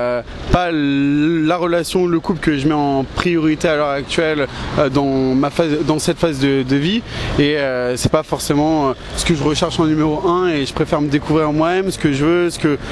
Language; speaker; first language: French; native; French